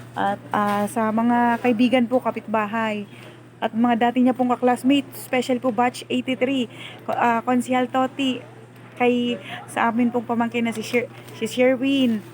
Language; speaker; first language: Filipino; native; Filipino